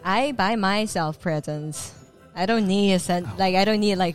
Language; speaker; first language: English; non-native, fluent; Chinese